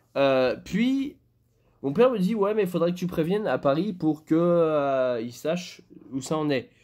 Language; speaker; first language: French; native; French